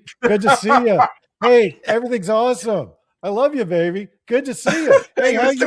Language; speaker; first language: English; native; English